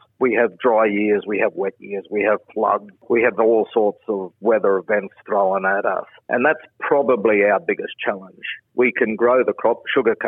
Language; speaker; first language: English; native; English